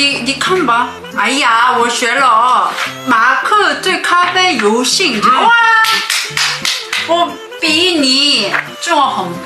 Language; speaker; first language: Chinese; non-native, learner; Korean